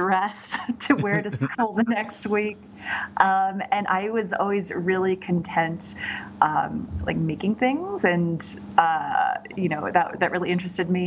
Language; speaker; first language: English; native; English